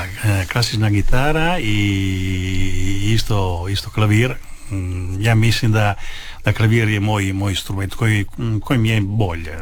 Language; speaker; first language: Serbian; early bilingual, heritage; Italian